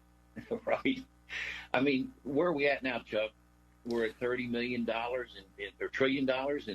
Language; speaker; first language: English; native; English